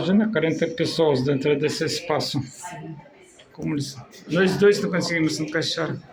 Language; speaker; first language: Portuguese; non-native, learner; Russian